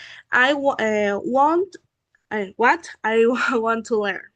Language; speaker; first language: English; non-native, learner; Spanish